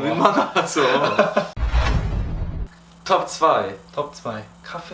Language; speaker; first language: Korean; non-native, fluent; German